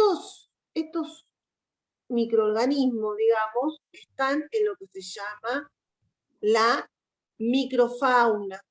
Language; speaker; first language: Spanish; native; Spanish